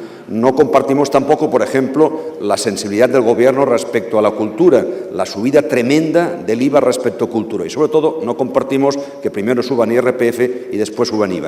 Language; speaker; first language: Spanish; non-native, local second language; Catalan